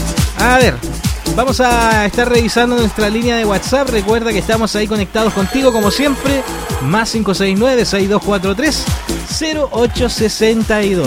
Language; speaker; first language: Spanish; native; Spanish